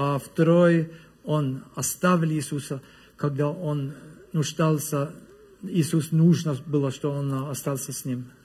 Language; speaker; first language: Russian; non-native, learner; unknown